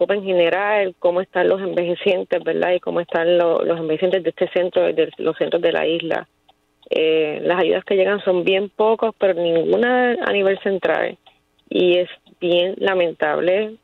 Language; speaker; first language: Spanish; native; Spanish